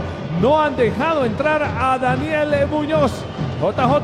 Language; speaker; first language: Spanish; native; Spanish